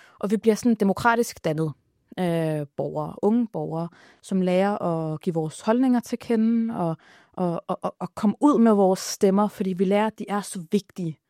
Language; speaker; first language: Danish; early bilingual, other home language; Arabic